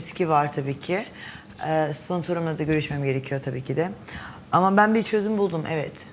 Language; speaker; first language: Turkish; early bilingual, heritage; Turkish